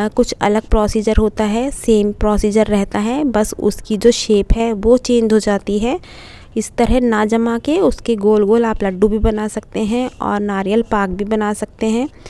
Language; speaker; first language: Hindi; native; Hindi